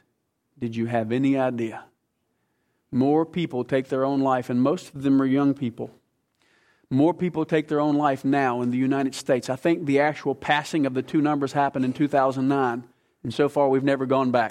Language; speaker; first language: English; native; English